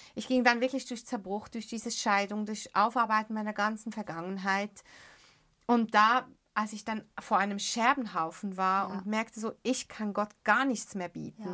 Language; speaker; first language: German; early bilingual, other home language; Arabic